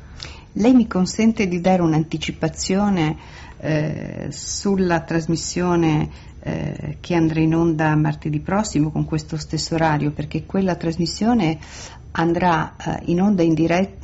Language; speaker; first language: Italian; native; Italian